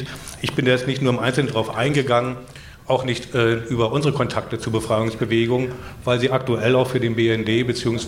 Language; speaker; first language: German; native; German